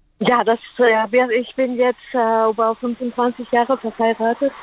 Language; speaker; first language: German; non-native, learner; Spanish